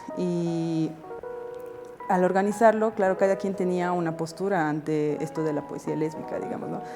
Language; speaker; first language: Spanish; early bilingual, other home language; Russian